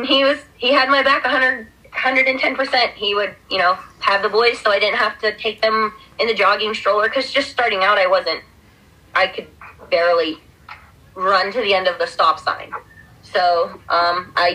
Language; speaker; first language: English; native; English